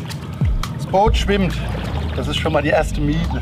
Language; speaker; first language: German; native; German